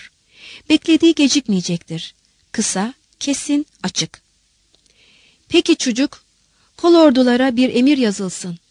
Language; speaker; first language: Turkish; native; Turkish